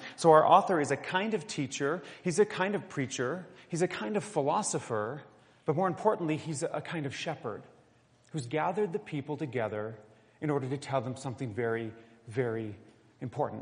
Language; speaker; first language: English; native; English